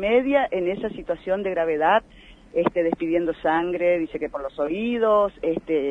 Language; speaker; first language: Spanish; native; Spanish